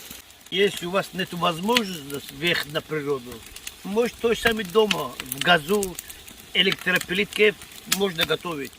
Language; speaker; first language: Russian; non-native, learner; Tajik